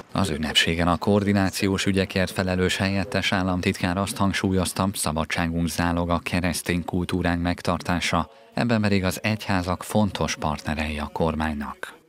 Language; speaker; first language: Hungarian; native; Hungarian